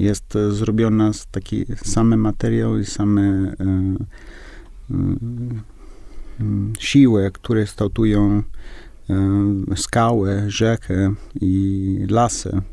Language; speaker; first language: Polish; non-native, learner; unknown